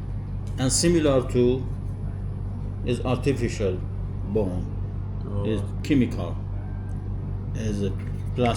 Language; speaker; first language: English; non-native, learner; Persian